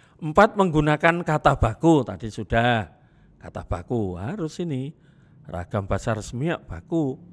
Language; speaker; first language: Indonesian; non-native, local second language; Javanese